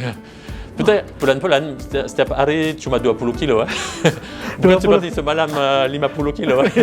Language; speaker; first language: Indonesian; non-native, fluent; French